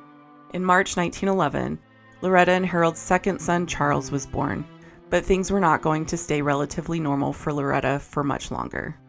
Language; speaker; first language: English; native; English